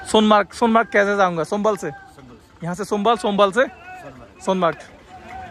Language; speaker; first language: Hindi; non-native, learner; Bangla